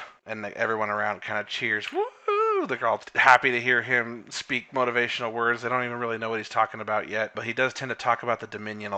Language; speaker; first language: English; native; English